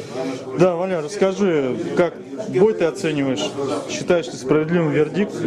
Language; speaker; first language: Russian; native; Russian